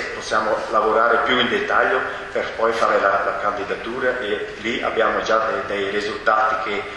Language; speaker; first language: Italian; non-native, fluent; Romansh